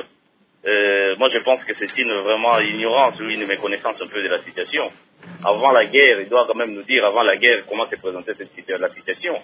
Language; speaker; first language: French; non-native, local second language; Lingala